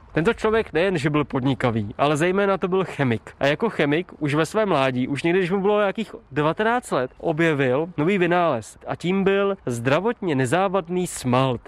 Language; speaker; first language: Czech; native; Czech